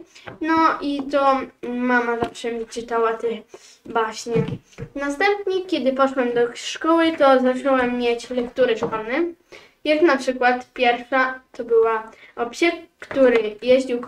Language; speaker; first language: Polish; early bilingual, heritage; Polish